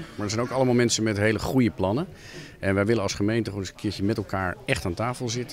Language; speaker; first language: Dutch; native; Dutch